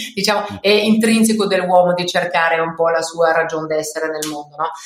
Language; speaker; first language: Italian; non-native, fluent; German